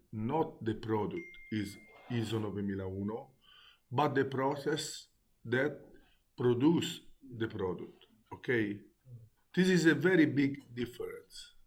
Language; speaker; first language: English; non-native, learner; Italian